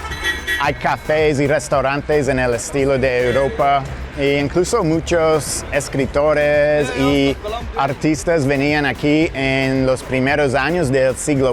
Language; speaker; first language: Spanish; non-native, fluent; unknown